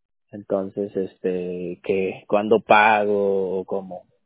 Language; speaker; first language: Spanish; native; Spanish